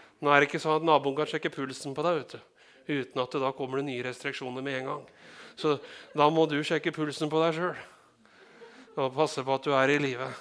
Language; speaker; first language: Norwegian; native; Norwegian